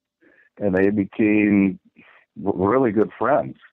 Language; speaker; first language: English; native; English